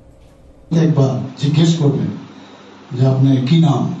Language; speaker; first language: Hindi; non-native, local second language; Bangla